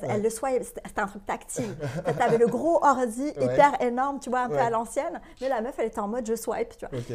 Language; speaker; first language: French; non-native, local second language; Arabic